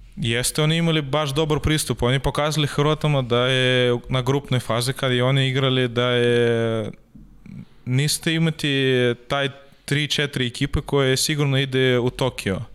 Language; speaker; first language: Serbian; non-native, learner; Russian